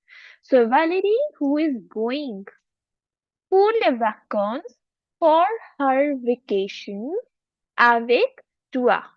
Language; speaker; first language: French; non-native, fluent; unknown